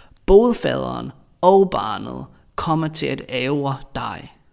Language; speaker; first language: Danish; non-native, fluent; English